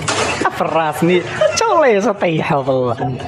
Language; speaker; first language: Arabic; native; Arabic